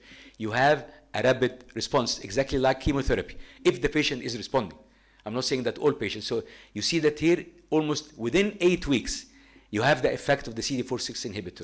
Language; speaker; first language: English; non-native, fluent; Arabic